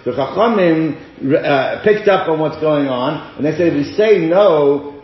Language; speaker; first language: English; native; English